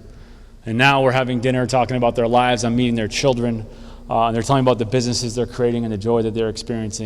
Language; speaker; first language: English; native; English